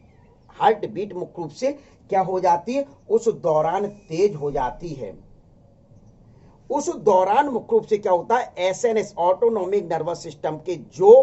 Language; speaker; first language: Hindi; native; Hindi